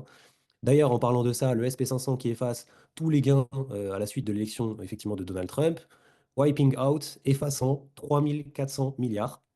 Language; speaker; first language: French; native; French